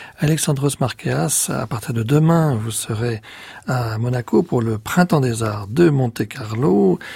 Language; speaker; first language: French; native; French